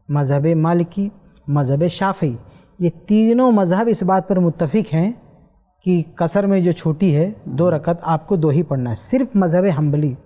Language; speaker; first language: Urdu; native; Urdu